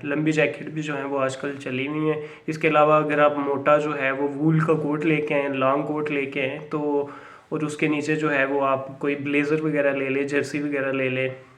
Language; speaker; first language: Urdu; non-native, local second language; Punjabi